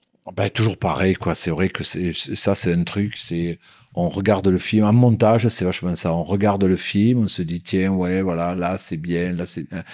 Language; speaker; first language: French; native; French